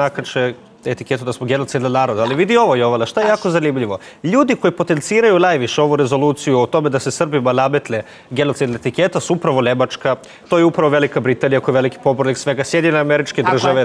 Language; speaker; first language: Serbian; native; Serbian